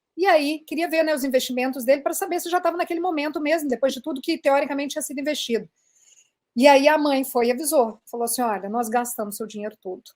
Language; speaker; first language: Portuguese; native; Portuguese